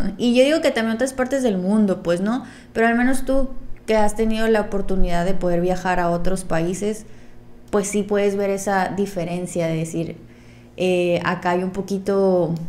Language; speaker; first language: Spanish; native; Spanish